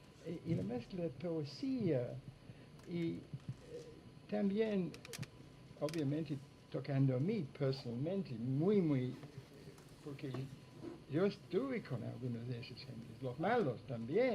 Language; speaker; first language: Spanish; non-native, fluent; English